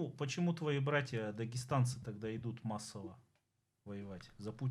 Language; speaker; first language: Russian; native; Russian